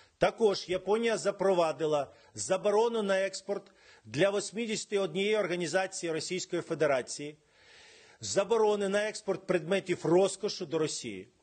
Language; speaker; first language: Ukrainian; non-native, local second language; Russian